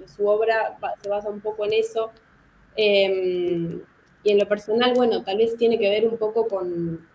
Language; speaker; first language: Spanish; native; Spanish